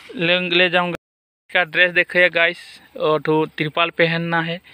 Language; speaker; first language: Hindi; non-native, local second language; Assamese